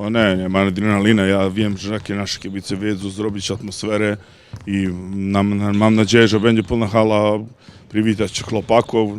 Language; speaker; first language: Polish; non-native, learner; Serbian